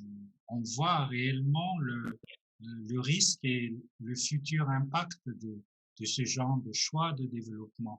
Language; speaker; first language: French; non-native, local second language; Malagasy